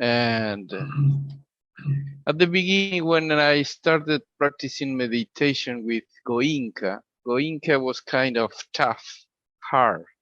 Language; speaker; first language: English; non-native, fluent; Spanish